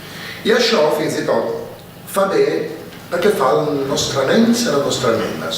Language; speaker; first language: Catalan; non-native, fluent; Italian